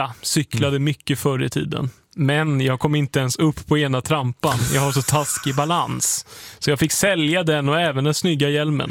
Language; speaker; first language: Swedish; native; Swedish